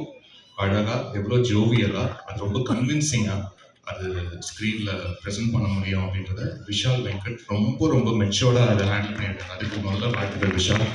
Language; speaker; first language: Tamil; native; Tamil